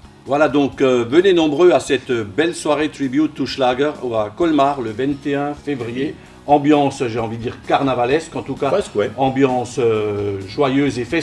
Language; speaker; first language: French; native; French